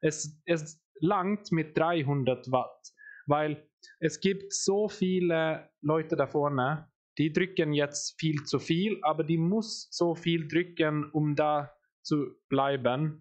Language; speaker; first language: German; non-native, fluent; Swedish